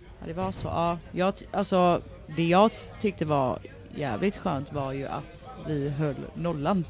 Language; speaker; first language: Swedish; native; Swedish